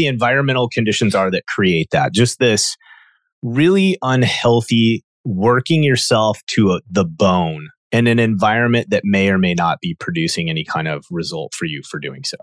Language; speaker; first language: English; native; English